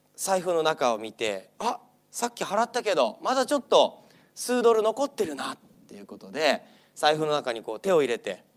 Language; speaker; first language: Japanese; non-native, fluent; English